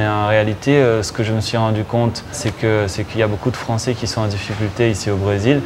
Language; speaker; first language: French; native; French